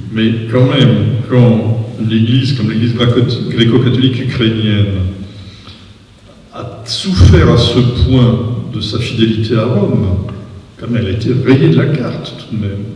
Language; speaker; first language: French; native; French